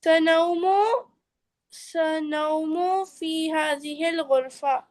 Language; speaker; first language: Arabic; non-native, learner; Urdu